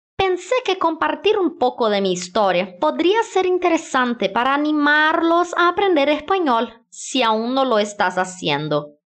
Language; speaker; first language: Spanish; non-native, fluent; Portuguese